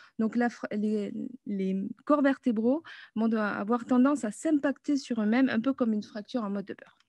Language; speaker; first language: French; native; French